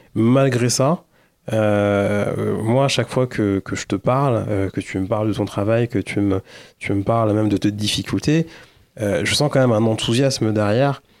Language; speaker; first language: French; early bilingual, other home language; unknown